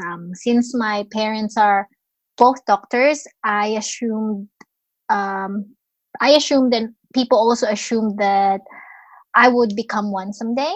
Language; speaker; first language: English; non-native, local second language; Filipino